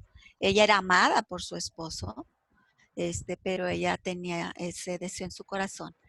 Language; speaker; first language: Spanish; native; Spanish